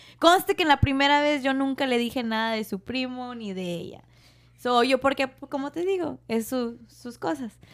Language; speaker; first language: Spanish; early bilingual, heritage; Spanish